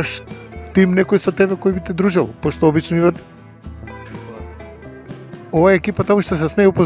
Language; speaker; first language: Macedonian; native; Macedonian